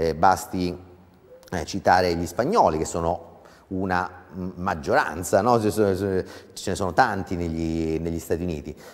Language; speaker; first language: Italian; native; Italian